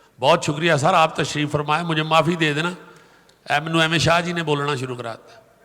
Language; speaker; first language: Urdu; non-native, local second language; Punjabi